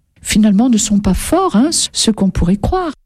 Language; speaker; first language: French; native; French